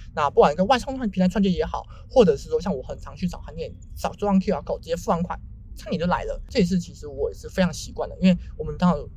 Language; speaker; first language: Chinese; native; Chinese